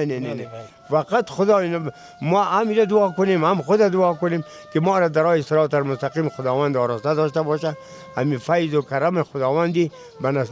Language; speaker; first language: Persian; native; Persian